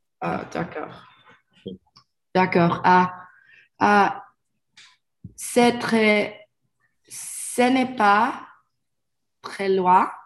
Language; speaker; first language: French; non-native, learner; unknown